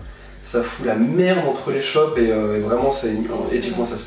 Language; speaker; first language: French; native; French